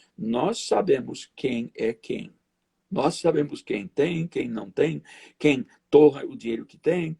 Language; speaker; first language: Portuguese; non-native, fluent; English